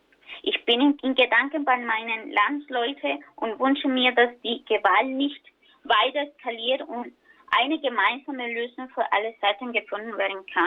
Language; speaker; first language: German; non-native, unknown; Spanish